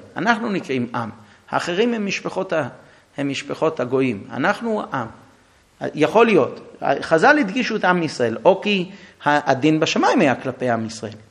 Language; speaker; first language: Hebrew; non-native, fluent; English